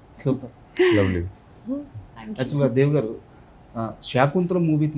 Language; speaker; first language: Telugu; native; Telugu